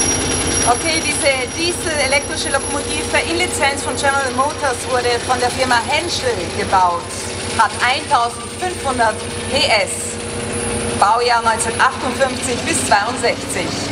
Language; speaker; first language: German; native; German